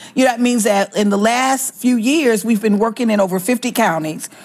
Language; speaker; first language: English; native; English